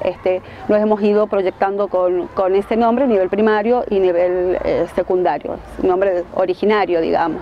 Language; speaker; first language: Spanish; native; Spanish